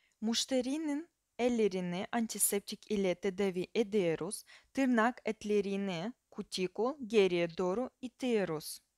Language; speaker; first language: Turkish; non-native, fluent; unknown